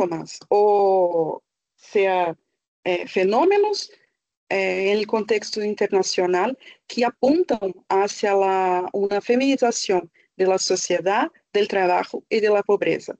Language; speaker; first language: Spanish; non-native, fluent; Portuguese